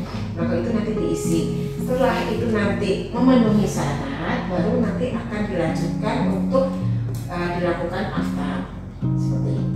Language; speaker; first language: Indonesian; native; Indonesian